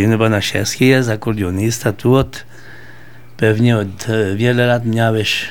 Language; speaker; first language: Polish; early bilingual, heritage; Polish